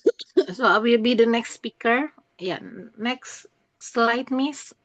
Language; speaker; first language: English; non-native, learner; Indonesian